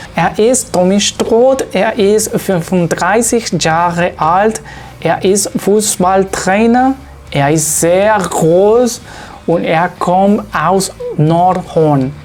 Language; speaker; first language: German; non-native, learner; Spanish